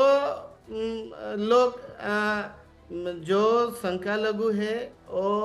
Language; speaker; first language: Hindi; non-native, learner; Bangla